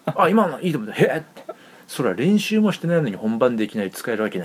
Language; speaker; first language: Japanese; native; Japanese